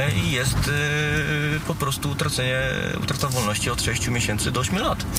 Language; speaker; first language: Polish; native; Polish